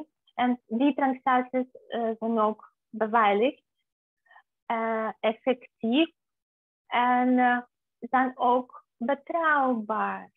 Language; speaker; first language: Dutch; non-native, fluent; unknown